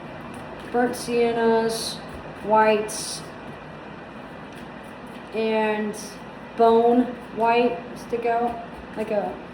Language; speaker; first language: English; native; English